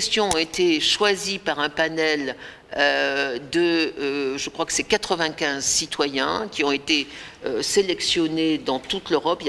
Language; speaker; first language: French; native; French